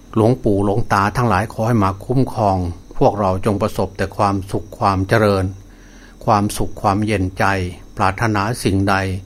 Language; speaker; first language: Thai; native; Thai